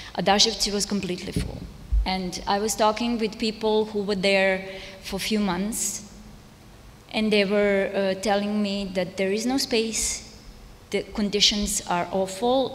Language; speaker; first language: English; non-native, fluent; Serbian